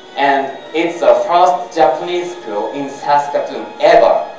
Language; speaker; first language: English; non-native, fluent; Japanese